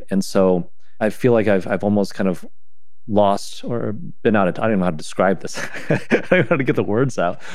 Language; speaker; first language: English; non-native, fluent; Chinese